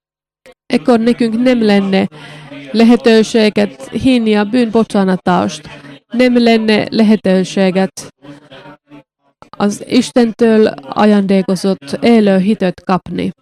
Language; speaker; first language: Hungarian; non-native, learner; Finnish